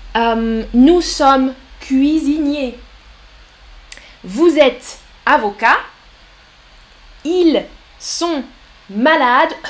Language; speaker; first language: French; native; French